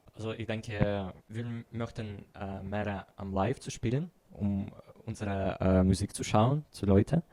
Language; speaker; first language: German; non-native, learner; Ukrainian